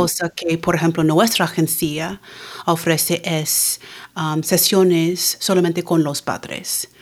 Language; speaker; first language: Spanish; early bilingual, heritage; Spanish